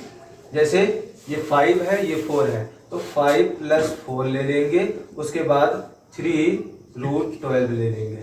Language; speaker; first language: Hindi; native; Hindi